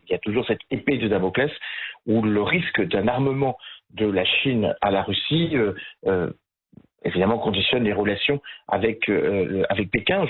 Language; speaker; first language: French; native; French